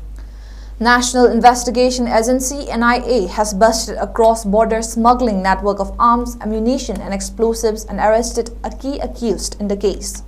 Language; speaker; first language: English; non-native, local second language; Manipuri